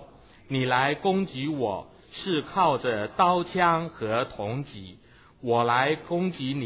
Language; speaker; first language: Chinese; native; Chinese